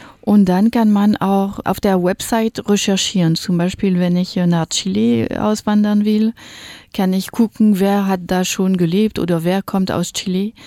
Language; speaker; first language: German; non-native, fluent; French